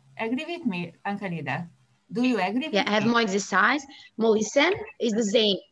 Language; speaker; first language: English; non-native, learner; Italian